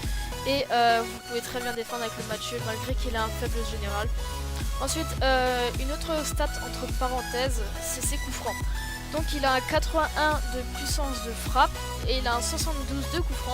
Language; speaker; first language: French; native; French